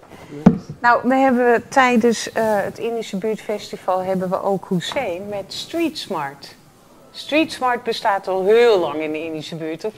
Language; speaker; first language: Dutch; native; Dutch